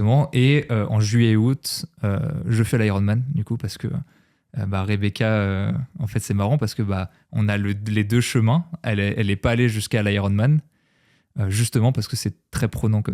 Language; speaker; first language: French; native; French